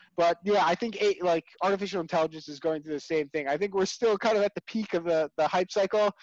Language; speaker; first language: English; native; English